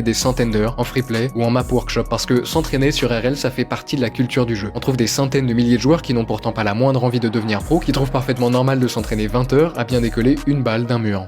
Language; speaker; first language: French; native; French